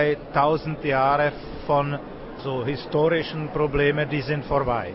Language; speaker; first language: German; non-native, fluent; Czech